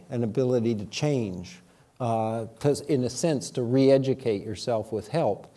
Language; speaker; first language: English; native; English